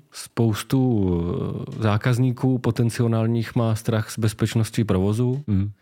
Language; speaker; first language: Czech; native; Czech